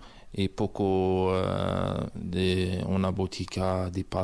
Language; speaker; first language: Spanish; non-native, learner; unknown